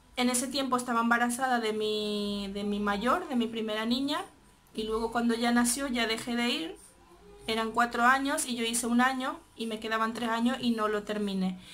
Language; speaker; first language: Spanish; native; Spanish